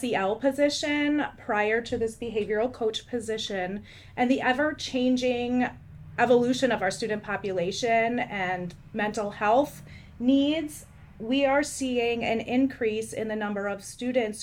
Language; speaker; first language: English; native; English